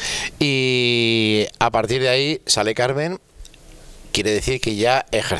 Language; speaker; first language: Spanish; native; Spanish